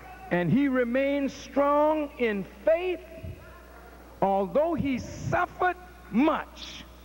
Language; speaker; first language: English; native; English